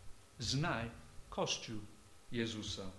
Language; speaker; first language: Polish; non-native, fluent; English